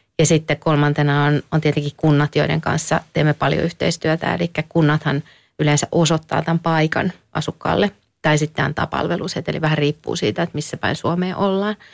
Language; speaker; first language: Finnish; native; Finnish